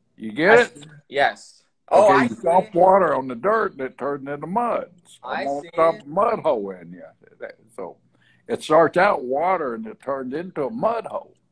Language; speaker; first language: English; native; English